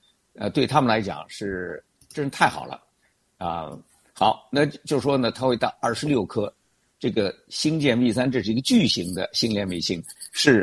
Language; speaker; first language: Chinese; native; Chinese